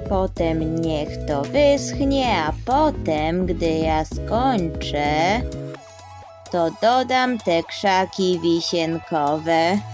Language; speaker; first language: Polish; early bilingual, heritage; Polish